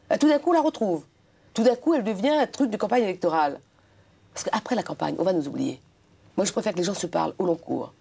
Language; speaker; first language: French; non-native, local second language; Réunion Creole French